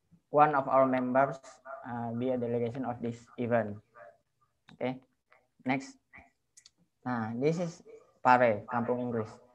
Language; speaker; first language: English; non-native, learner; Indonesian